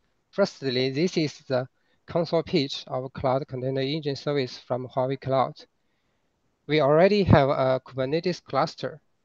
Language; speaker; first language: English; non-native, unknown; Chinese